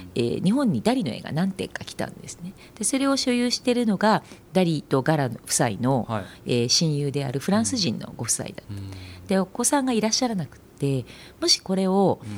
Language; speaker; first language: Japanese; native; Japanese